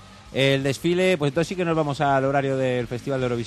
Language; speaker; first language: Spanish; native; Spanish